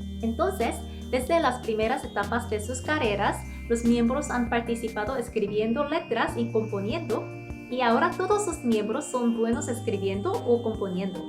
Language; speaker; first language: Spanish; non-native, fluent; Korean